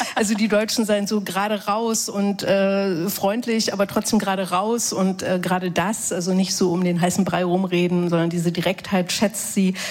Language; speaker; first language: German; native; German